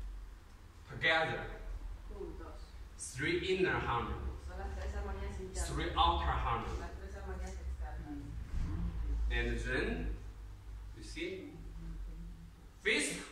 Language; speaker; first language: English; non-native, learner; Chinese